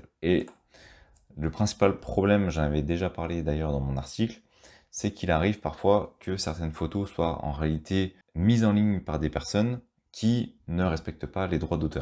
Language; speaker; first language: French; native; French